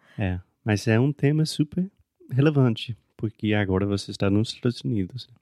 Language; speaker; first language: Portuguese; non-native, fluent; English